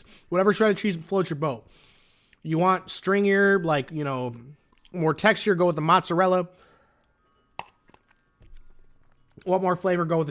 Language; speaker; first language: English; native; English